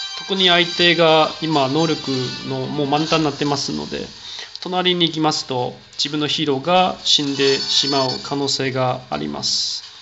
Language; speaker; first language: Japanese; non-native, fluent; Chinese